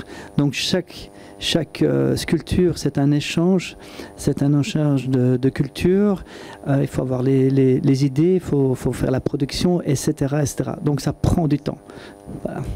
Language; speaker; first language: French; non-native, local second language; Dutch